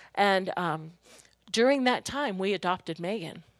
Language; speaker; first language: English; native; English